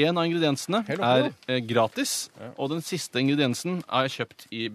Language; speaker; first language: Norwegian; native; Norwegian